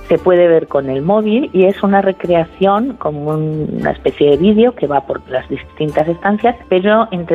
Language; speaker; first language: Spanish; native; Spanish